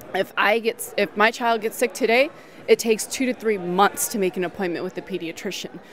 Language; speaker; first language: English; native; English